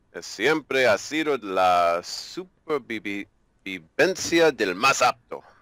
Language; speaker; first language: Spanish; non-native, learner; English